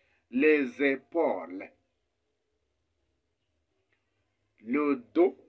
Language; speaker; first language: French; non-native, fluent; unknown